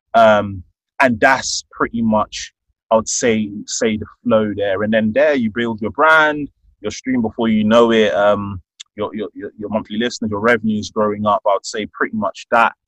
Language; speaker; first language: English; native; English